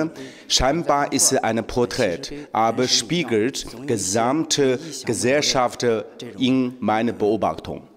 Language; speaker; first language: German; non-native, learner; Chinese